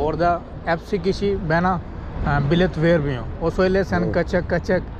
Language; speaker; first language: Turkish; non-native, learner; Urdu